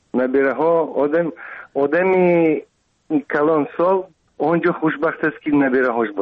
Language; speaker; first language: Persian; non-native, local second language; Russian